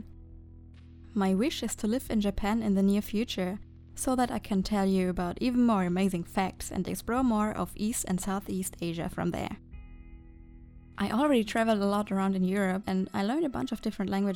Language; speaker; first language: English; non-native, fluent; German